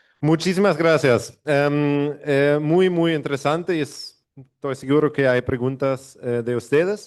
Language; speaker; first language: Spanish; non-native, fluent; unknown